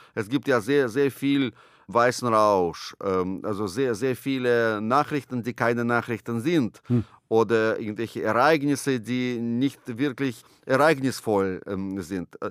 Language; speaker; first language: German; non-native, fluent; Russian